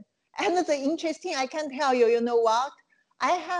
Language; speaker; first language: English; non-native, fluent; Chinese